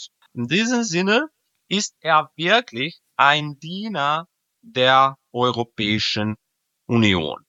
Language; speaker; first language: German; non-native, fluent; Serbian